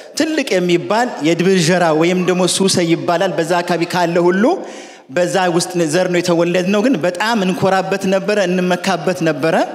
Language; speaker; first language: Amharic; non-native, local second language; Sebat Bet Gurage